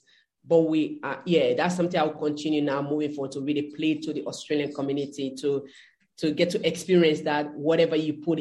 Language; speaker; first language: English; non-native, local second language; Krio